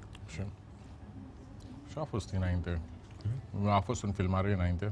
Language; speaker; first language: Romanian; non-native, learner; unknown